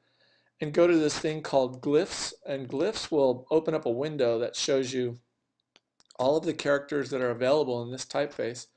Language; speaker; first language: English; native; English